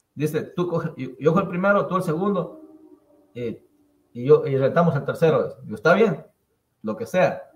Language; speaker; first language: Spanish; native; Spanish